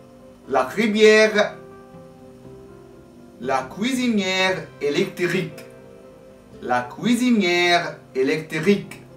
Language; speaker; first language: French; non-native, fluent; Arabic